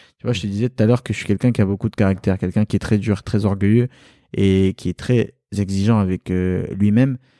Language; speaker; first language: French; early bilingual, other home language; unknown